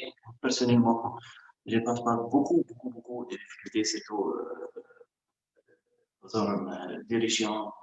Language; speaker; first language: French; non-native, local second language; Arabic